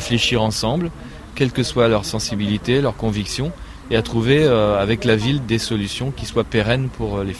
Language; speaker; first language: French; native; French